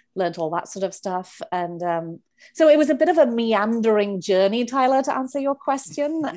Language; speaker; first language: English; native; English